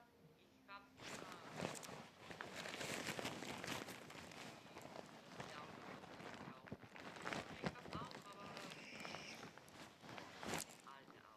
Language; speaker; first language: German; non-native, learner; Macedonian